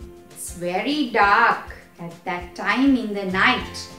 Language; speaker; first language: English; non-native, local second language; Sinhala